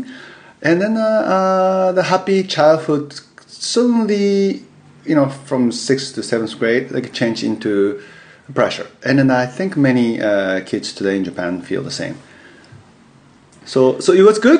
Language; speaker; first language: English; non-native, fluent; Japanese